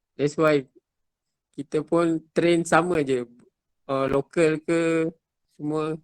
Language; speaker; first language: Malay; native; Malay